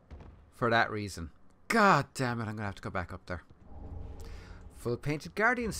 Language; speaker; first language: English; native; English